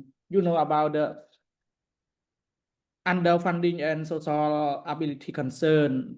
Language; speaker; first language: English; non-native, learner; Khmer